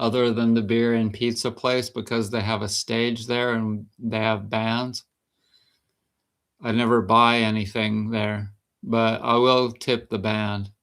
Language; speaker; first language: English; native; English